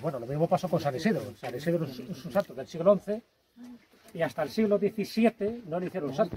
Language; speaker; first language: Spanish; native; Spanish